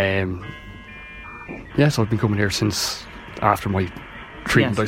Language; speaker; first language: English; native; English